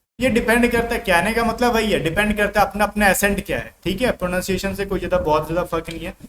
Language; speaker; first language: Hindi; native; Hindi